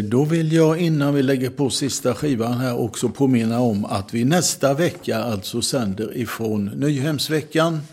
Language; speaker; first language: Swedish; native; Swedish